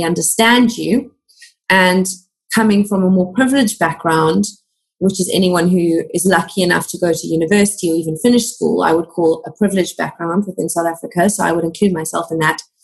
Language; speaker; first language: English; native; English